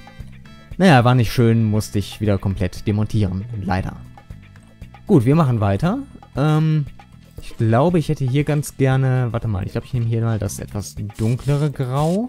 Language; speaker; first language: German; native; German